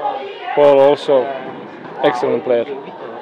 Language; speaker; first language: English; non-native, learner; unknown